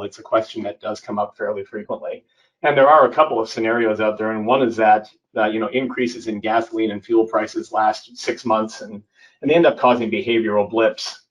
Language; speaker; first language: English; native; English